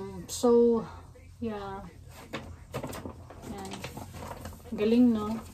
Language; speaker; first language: Filipino; native; Filipino